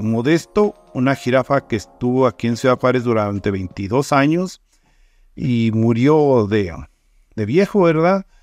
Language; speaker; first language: Spanish; native; Spanish